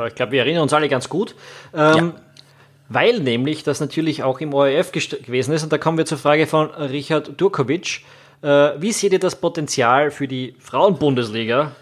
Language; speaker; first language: German; native; German